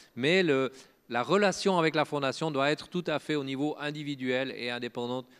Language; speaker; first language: French; native; French